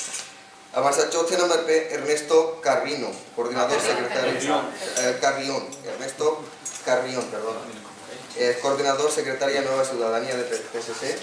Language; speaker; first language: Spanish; non-native, fluent; Urdu